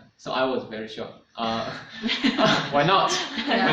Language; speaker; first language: English; non-native, learner; Chinese